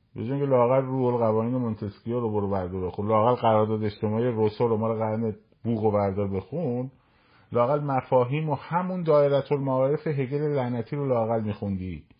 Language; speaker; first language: Persian; native; Persian